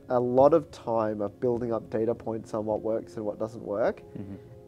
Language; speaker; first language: English; native; English